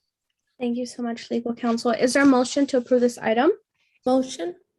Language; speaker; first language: English; native; English